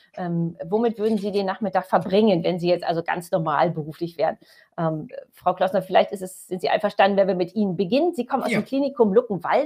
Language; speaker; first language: German; native; German